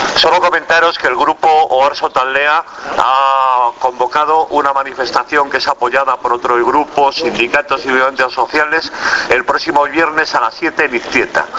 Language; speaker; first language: Spanish; native; Spanish